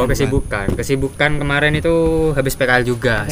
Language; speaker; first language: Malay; non-native, local second language; Javanese